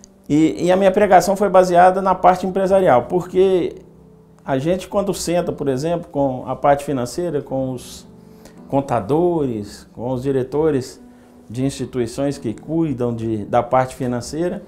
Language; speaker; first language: Portuguese; native; Portuguese